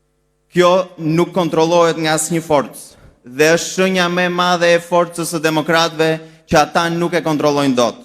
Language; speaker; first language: Albanian; native; Albanian